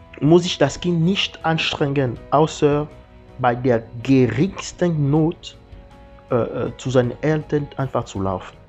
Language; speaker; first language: German; non-native, learner; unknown